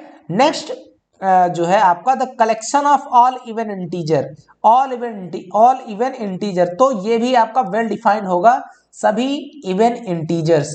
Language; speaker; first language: Hindi; native; Hindi